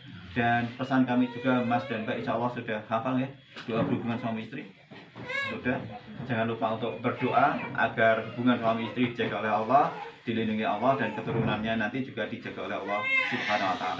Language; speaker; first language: Indonesian; native; Indonesian